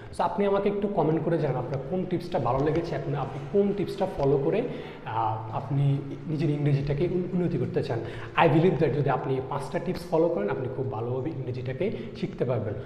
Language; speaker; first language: Bangla; native; Bangla